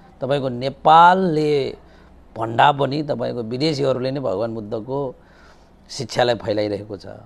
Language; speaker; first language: Nepali; native; Nepali